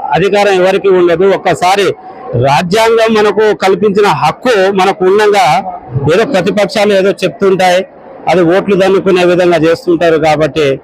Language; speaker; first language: Telugu; non-native, local second language; Lambadi